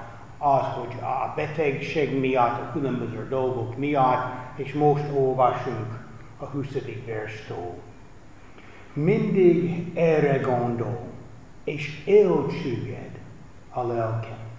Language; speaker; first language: Hungarian; non-native, fluent; English